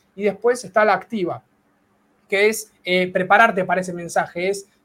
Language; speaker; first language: Spanish; native; Spanish